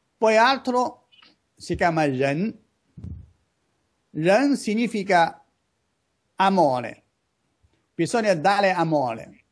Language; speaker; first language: Italian; non-native, learner; Chinese